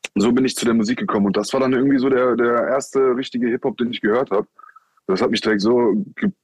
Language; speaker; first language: German; native; German